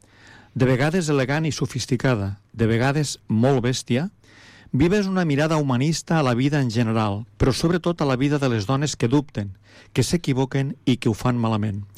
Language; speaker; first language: Catalan; native; Catalan